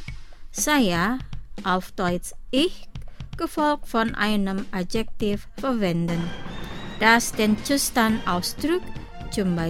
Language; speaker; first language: German; non-native, fluent; Indonesian